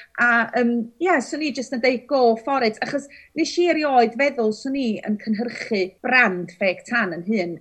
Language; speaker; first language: Welsh; native; Welsh